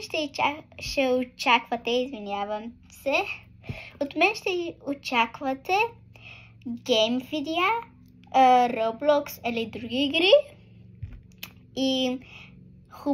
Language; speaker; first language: Bulgarian; early bilingual, heritage; Bulgarian